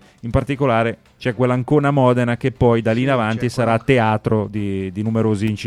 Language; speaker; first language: Italian; native; Italian